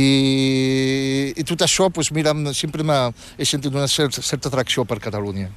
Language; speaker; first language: Catalan; non-native, fluent; Riffian